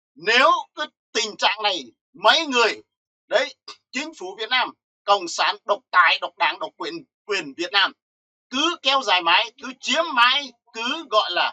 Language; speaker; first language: Vietnamese; non-native, local second language; Jarai